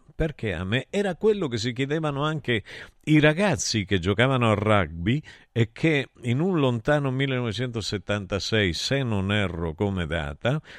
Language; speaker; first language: Italian; native; Italian